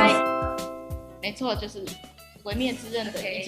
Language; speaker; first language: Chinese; native; Chinese